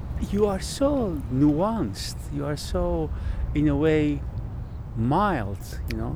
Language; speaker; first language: English; non-native, fluent; Persian